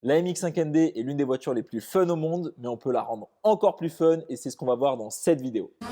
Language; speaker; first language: French; native; French